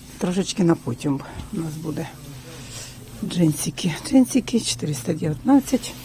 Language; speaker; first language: Ukrainian; non-native, local second language; Russian